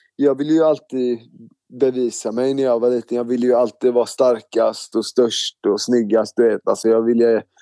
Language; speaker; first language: Swedish; native; Swedish